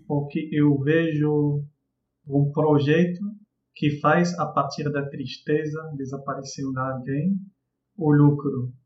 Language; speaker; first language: Portuguese; non-native, fluent; Arabic